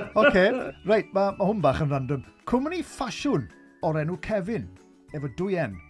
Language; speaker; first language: Welsh; native; Welsh